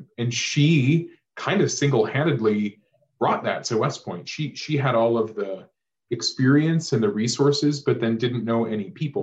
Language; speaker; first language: English; native; English